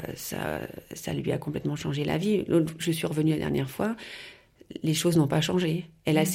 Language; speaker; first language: French; native; French